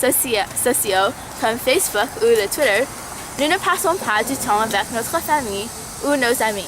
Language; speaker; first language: French; non-native, learner; English